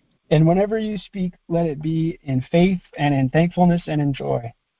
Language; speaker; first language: English; native; English